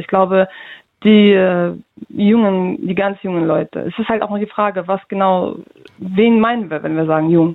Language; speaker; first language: German; early bilingual, other home language; Russian